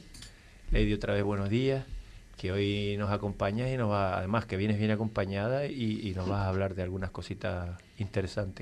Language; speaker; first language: Spanish; native; Spanish